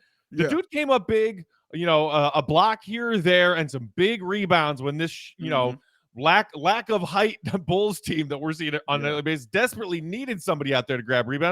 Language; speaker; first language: English; native; English